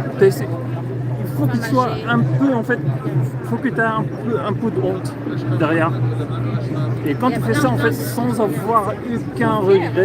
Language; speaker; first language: French; non-native, fluent; Arabic